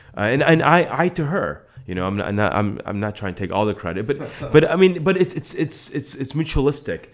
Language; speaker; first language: English; native; English